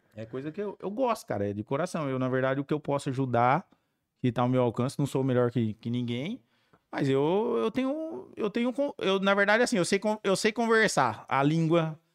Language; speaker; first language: Portuguese; native; Portuguese